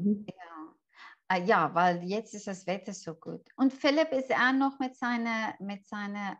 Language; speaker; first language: German; non-native, fluent; English